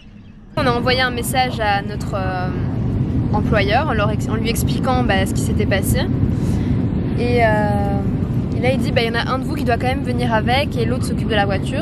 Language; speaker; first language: French; native; French